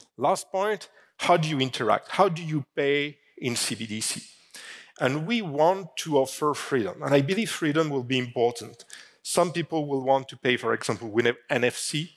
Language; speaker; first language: English; non-native, fluent; French